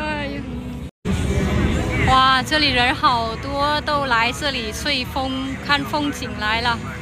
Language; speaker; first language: Chinese; non-native, fluent; Vietnamese